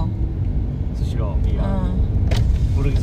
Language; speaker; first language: Indonesian; non-native, learner; Japanese